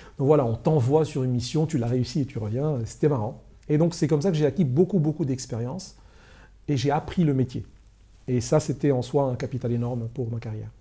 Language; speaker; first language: French; non-native, local second language; Arabic